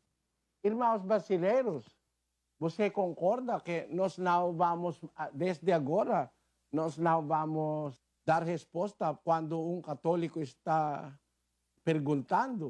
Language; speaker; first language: Portuguese; non-native, learner; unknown